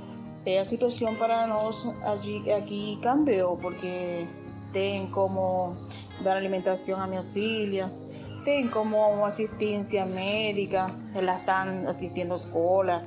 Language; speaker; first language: Portuguese; non-native, learner; Spanish